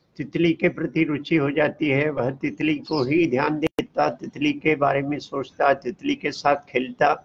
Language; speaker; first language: Hindi; non-native, local second language; Tamil